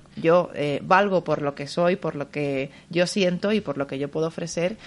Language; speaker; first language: Spanish; native; Spanish